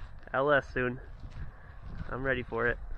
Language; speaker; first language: English; native; English